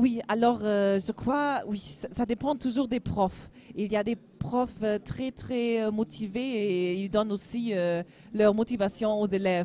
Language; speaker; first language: French; non-native, learner; German